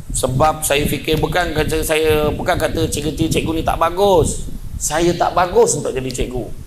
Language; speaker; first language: Malay; native; Malay